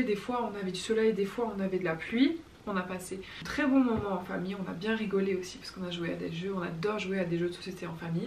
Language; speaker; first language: French; native; French